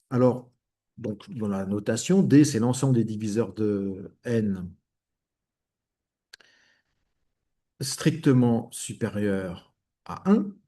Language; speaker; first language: French; native; French